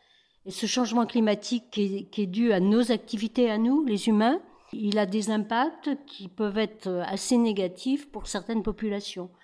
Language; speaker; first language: French; native; French